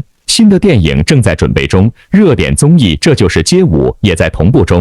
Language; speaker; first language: Chinese; native; Chinese